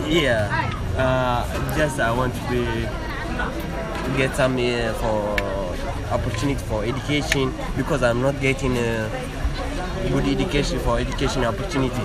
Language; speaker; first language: English; non-native, learner; Tigrinya